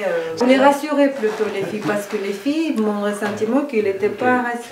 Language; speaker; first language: French; non-native, fluent; Ukrainian